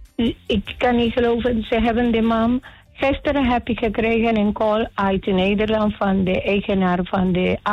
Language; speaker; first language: Dutch; non-native, learner; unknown